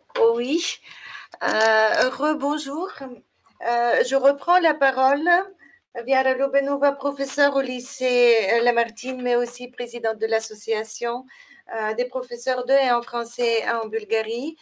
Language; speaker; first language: French; non-native, fluent; Bulgarian